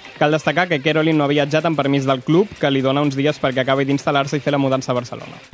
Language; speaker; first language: Catalan; native; Catalan